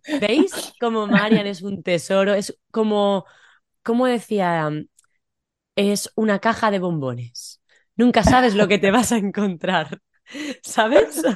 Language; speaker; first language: Spanish; native; Spanish